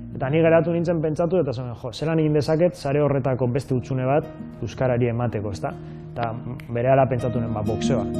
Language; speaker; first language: Basque; non-native, local second language; Spanish